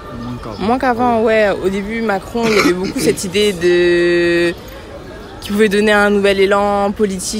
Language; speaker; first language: French; native; French